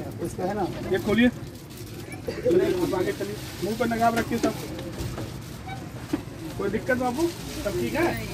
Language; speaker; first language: Hindi; native; Hindi